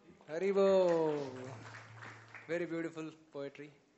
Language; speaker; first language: English; non-native, local second language; Marathi